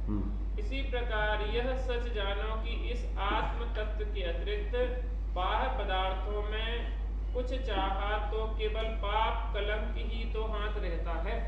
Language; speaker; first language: Hindi; native; Hindi